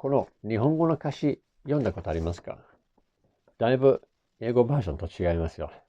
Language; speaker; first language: Japanese; non-native, fluent; English